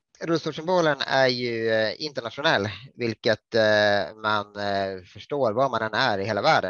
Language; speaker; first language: Swedish; native; Swedish